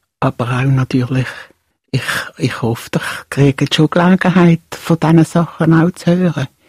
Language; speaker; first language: German; native; German